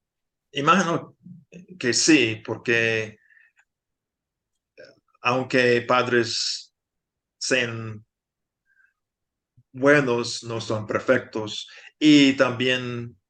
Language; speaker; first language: Spanish; non-native, fluent; English